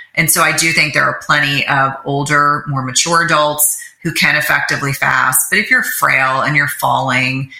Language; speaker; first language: English; native; English